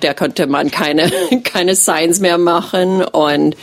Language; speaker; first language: German; non-native, fluent; English